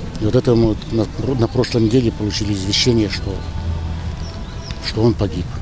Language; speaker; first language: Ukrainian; non-native, local second language; Russian